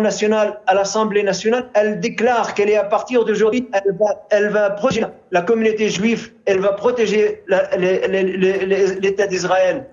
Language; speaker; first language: French; non-native, fluent; Arabic